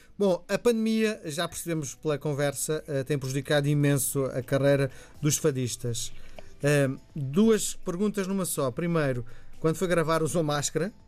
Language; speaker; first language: Portuguese; native; Portuguese